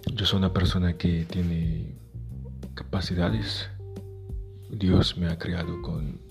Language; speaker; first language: Spanish; non-native, fluent; Haitian Creole